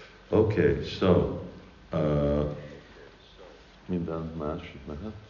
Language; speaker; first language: Hungarian; early bilingual, heritage; Hungarian